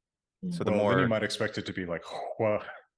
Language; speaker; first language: English; native; English